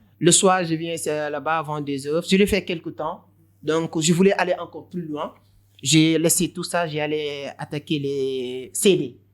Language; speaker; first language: French; non-native, local second language; Wolof